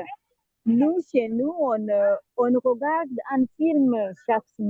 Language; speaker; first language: French; non-native, fluent; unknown